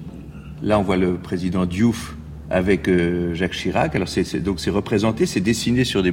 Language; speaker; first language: French; native; French